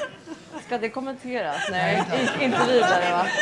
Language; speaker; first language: Swedish; native; Swedish